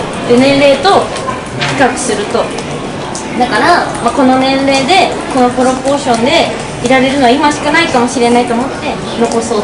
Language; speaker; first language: Japanese; native; Japanese